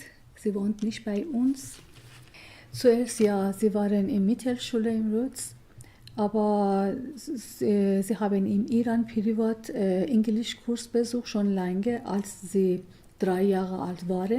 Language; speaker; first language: German; non-native, learner; Persian